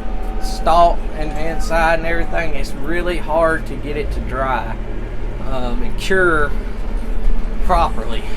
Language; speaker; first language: English; native; English